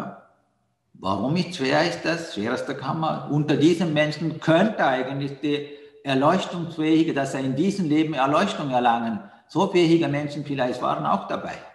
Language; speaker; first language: German; non-native, learner; Sinhala